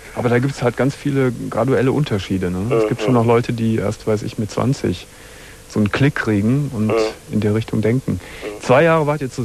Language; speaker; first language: German; native; German